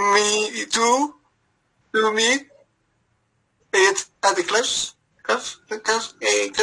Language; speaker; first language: English; non-native, learner; Spanish